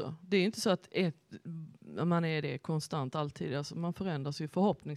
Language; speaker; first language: Swedish; native; Swedish